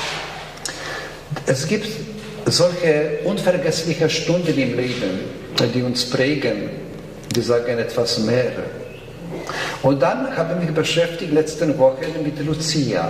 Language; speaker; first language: German; non-native, fluent; Polish